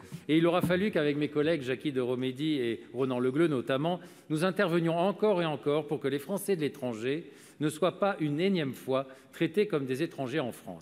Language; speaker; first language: French; native; French